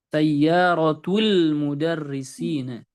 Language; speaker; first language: Arabic; non-native, fluent; Indonesian